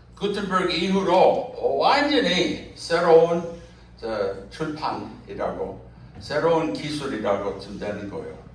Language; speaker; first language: Korean; non-native, fluent; English